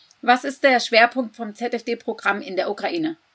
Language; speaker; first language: German; native; German